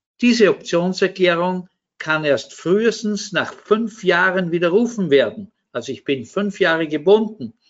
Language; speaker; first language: German; native; German